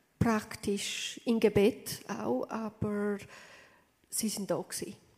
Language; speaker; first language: German; non-native, fluent; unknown